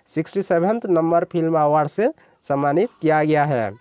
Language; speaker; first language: Hindi; non-native, local second language; Odia